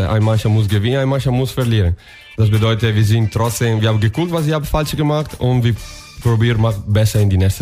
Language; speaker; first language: German; non-native, learner; Italian